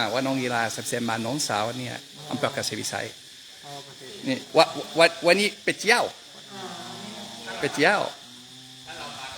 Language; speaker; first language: Thai; non-native, learner; French